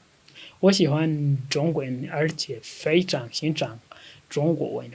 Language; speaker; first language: Chinese; non-native, fluent; Kinyarwanda